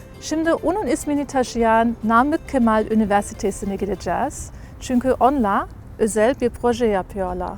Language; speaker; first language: Turkish; non-native, fluent; German